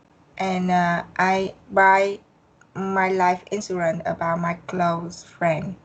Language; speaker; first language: English; non-native, learner; Vietnamese